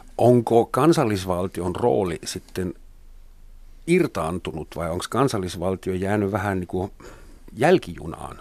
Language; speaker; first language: Finnish; non-native, fluent; German